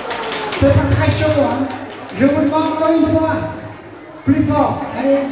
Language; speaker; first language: French; non-native, fluent; Khmer